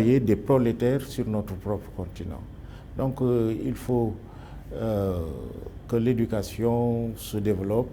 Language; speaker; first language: French; non-native, local second language; Wolof